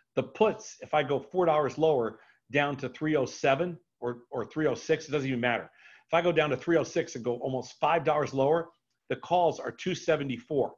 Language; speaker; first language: English; native; English